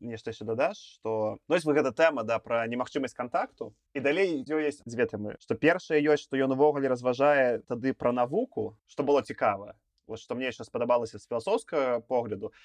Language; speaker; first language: Belarusian; non-native, local second language; Russian